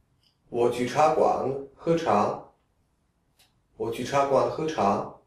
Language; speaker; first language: Chinese; non-native, fluent; Czech